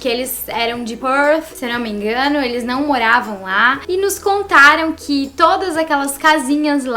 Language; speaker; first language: Portuguese; native; Portuguese